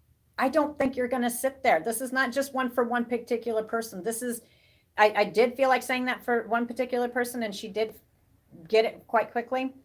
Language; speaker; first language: English; native; English